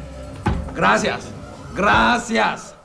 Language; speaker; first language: Spanish; non-native, fluent; German